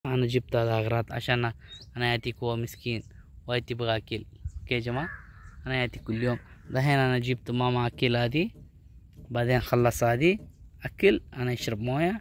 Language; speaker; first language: Arabic; non-native, learner; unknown